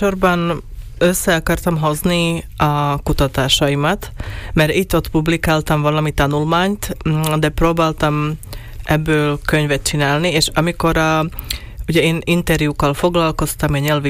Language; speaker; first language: Hungarian; non-native, local second language; Slovak